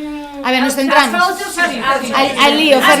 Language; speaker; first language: Spanish; native; Spanish